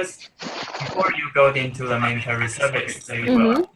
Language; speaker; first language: English; non-native, learner; Chinese